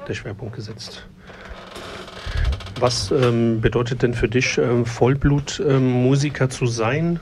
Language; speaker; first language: German; native; German